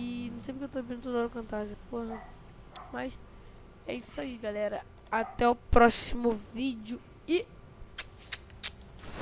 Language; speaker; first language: Portuguese; native; Portuguese